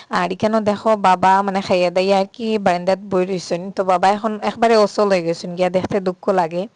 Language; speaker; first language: Bangla; native; Bangla